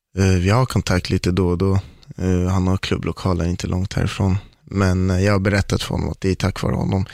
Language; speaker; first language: Swedish; early bilingual, other home language; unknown